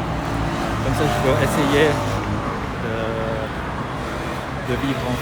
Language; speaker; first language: French; non-native, learner; Japanese